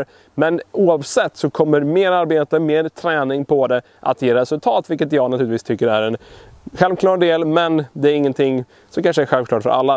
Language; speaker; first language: Swedish; native; Swedish